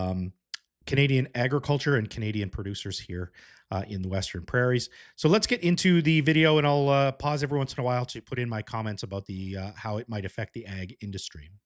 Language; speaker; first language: English; native; English